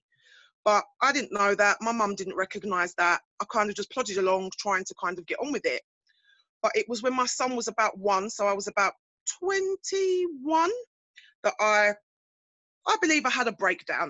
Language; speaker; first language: English; native; English